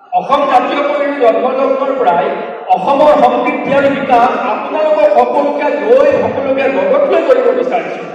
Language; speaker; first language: Assamese; native; Assamese